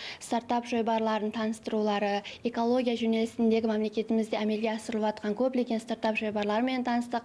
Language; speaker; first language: Uzbek; non-native, local second language; Kara-Kalpak